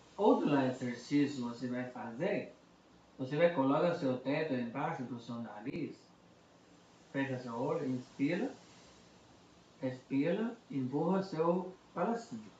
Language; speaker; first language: Portuguese; non-native, fluent; Chinese